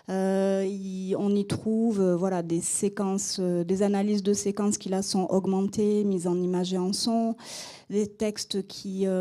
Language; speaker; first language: French; native; French